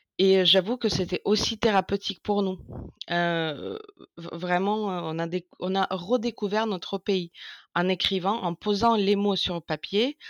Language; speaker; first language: French; non-native, fluent; Ukrainian